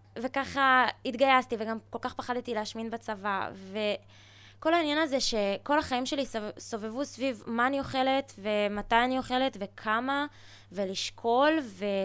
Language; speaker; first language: Hebrew; early bilingual, other home language; Russian